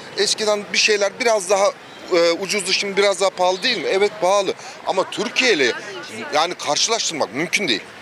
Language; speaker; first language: Turkish; native; Turkish